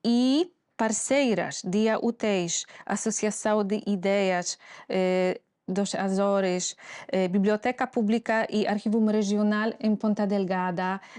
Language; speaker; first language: Portuguese; non-native, fluent; Polish